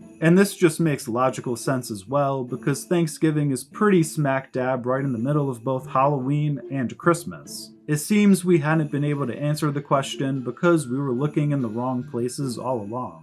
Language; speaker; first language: English; native; English